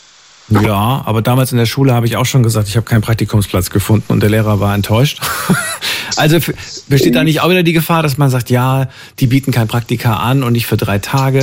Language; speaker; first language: German; native; German